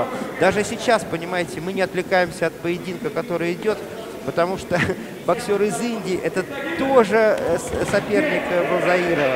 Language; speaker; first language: Russian; native; Russian